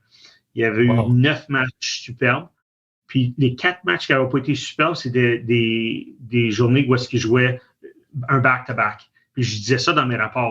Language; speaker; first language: French; native; French